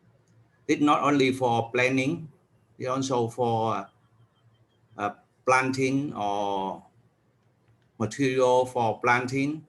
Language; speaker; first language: English; non-native, learner; Vietnamese